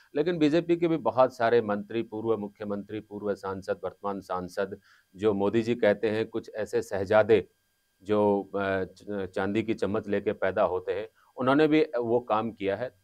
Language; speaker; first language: Hindi; native; Hindi